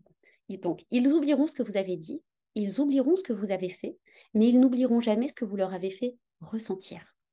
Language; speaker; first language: French; native; French